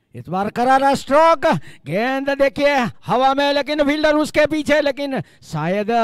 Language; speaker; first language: Hindi; non-native, local second language; Gujarati